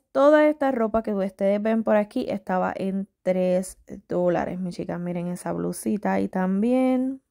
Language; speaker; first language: Spanish; native; Spanish